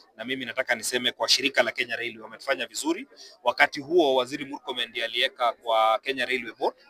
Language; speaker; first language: Swahili; non-native, local second language; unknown